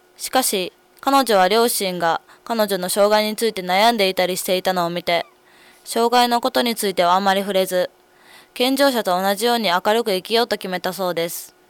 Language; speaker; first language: Japanese; native; Japanese